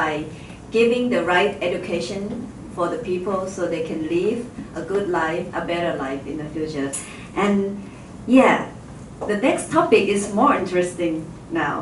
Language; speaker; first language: English; non-native, fluent; Thai